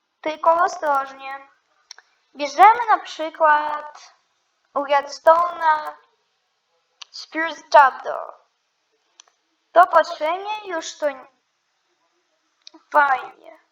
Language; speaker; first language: Polish; non-native, learner; Ukrainian